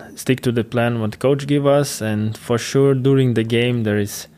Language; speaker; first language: English; non-native, fluent; Latvian